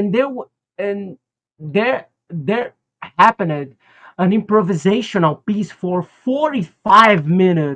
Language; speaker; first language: English; non-native, fluent; Portuguese